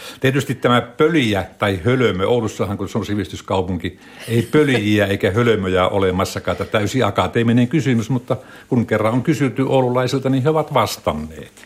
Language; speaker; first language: Finnish; native; Finnish